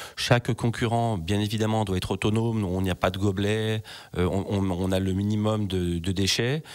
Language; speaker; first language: French; native; French